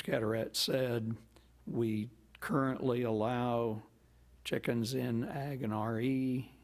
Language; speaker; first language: English; native; English